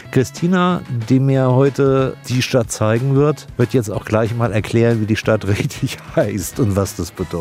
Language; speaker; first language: German; native; German